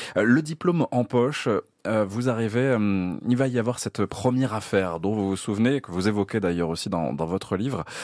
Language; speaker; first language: French; native; French